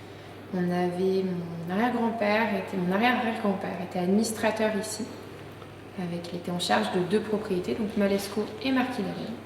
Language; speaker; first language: French; native; French